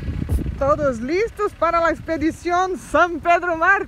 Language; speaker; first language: Spanish; non-native, learner; Portuguese